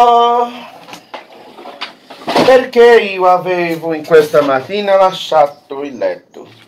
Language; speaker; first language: Italian; non-native, learner; Portuguese